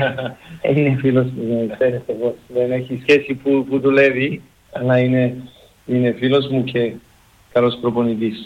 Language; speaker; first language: Greek; non-native, learner; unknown